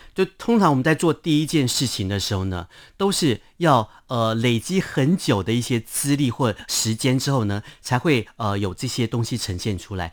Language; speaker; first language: Chinese; non-native, local second language; Hakka Chinese